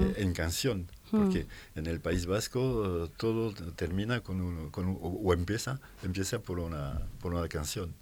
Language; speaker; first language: Spanish; non-native, fluent; French